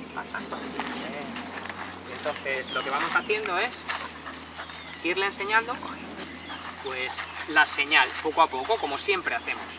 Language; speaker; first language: Spanish; native; Spanish